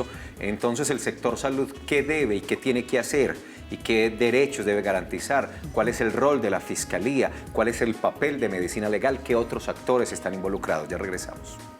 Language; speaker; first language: Spanish; native; Spanish